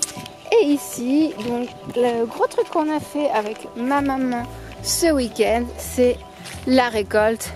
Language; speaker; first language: French; native; French